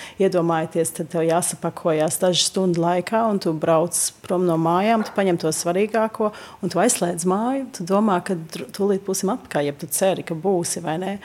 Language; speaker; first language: Latvian; early bilingual, heritage; Latvian